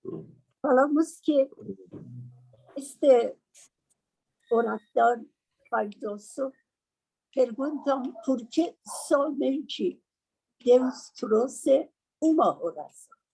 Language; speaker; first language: Portuguese; non-native, learner; Persian